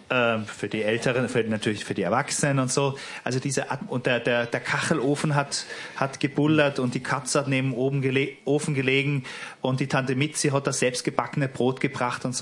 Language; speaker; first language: German; native; German